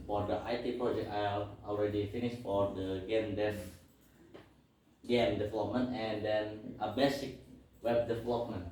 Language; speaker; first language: English; non-native, learner; Indonesian